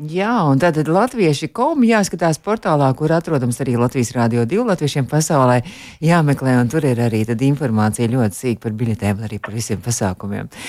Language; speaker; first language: Latvian; native; Latvian